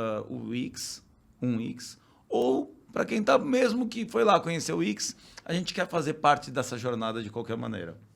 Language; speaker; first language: Portuguese; native; Portuguese